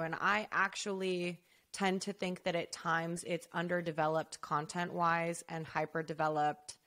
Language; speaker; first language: English; native; English